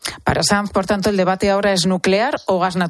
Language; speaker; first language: Spanish; native; Spanish